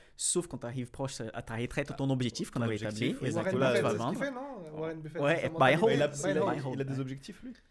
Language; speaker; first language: French; non-native, fluent; Portuguese